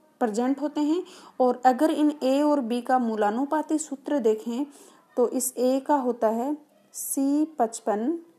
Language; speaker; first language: Hindi; native; Hindi